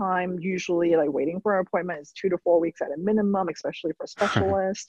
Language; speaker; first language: English; non-native, local second language; Cantonese